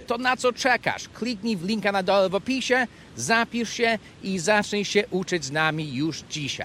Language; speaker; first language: Polish; non-native, fluent; English